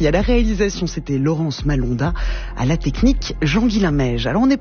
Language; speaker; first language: French; native; French